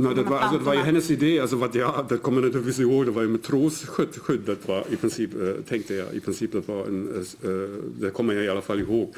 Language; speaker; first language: Swedish; non-native, fluent; German